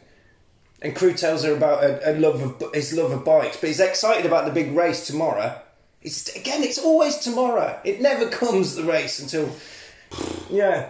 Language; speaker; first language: English; native; English